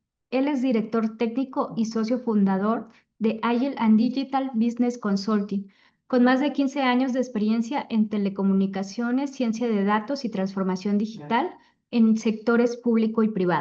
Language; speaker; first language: Spanish; native; Spanish